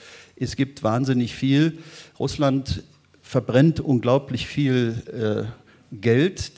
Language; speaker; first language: German; native; German